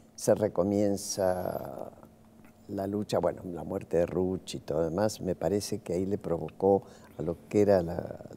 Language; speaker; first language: Spanish; native; Spanish